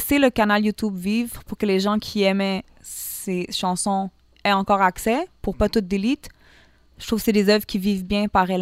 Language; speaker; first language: French; native; French